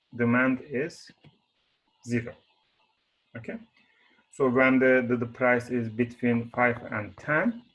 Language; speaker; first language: English; non-native, fluent; Turkish